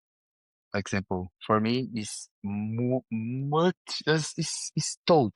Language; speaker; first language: English; non-native, learner; Portuguese